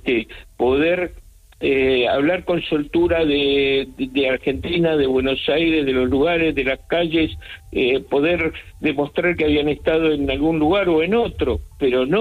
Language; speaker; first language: Spanish; native; Spanish